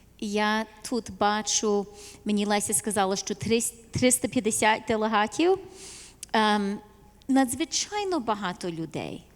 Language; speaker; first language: Ukrainian; early bilingual, heritage; Ukrainian